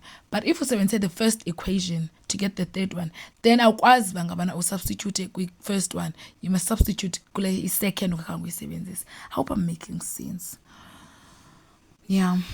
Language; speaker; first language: English; non-native, local second language; Xhosa